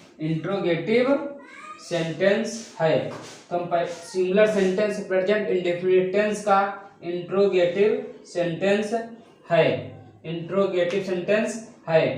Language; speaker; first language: Hindi; native; Hindi